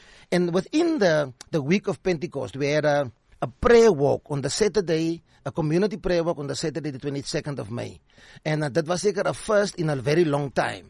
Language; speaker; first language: English; non-native, local second language; Afrikaans